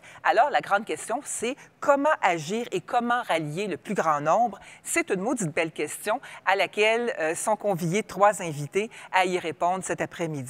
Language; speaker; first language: French; native; French